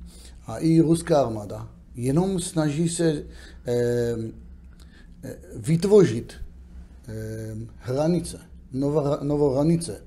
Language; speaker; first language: Czech; non-native, fluent; Hebrew